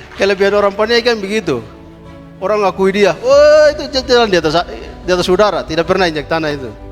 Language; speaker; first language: Indonesian; non-native, local second language; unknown